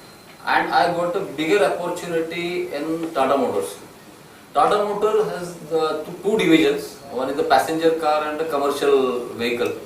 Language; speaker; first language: English; non-native, local second language; Marathi